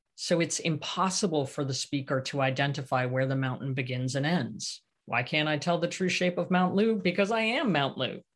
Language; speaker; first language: English; native; English